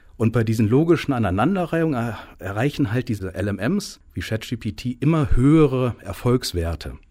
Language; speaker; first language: German; native; German